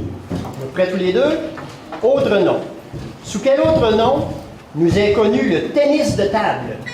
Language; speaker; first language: French; native; French